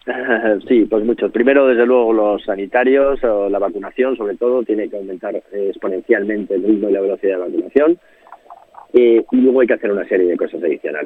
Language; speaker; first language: Spanish; native; Spanish